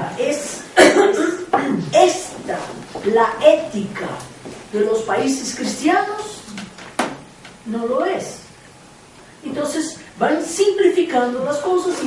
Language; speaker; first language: Spanish; non-native, fluent; Portuguese